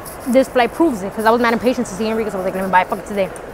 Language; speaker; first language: English; early bilingual, other home language; Spanish